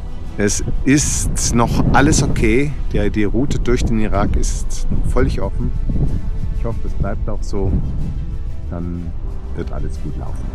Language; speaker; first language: German; native; German